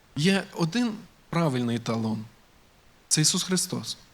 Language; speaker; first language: Ukrainian; native; Ukrainian